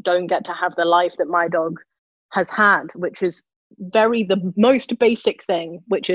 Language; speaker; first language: English; native; English